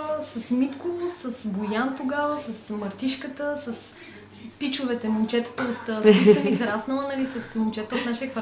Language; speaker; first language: Bulgarian; native; Bulgarian